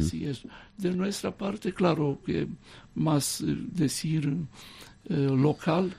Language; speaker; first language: Spanish; non-native, fluent; Romanian